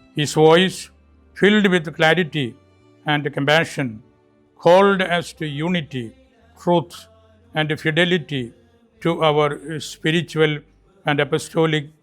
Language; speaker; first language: English; non-native, local second language; Malayalam